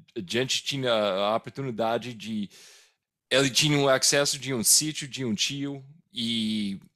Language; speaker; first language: Portuguese; non-native, fluent; English